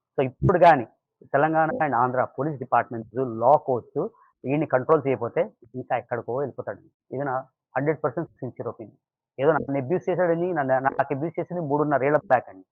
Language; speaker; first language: Telugu; native; Telugu